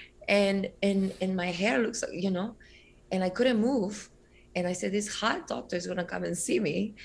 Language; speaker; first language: English; non-native, fluent; Spanish